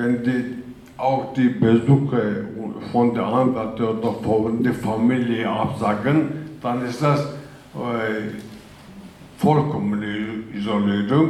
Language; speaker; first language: German; non-native, fluent; Turkish